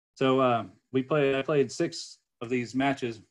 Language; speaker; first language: English; native; English